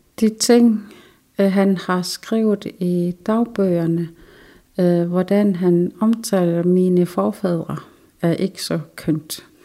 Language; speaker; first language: Danish; non-native, local second language; Kalaallisut